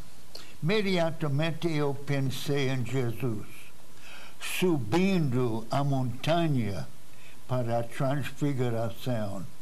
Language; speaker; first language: Portuguese; non-native, fluent; English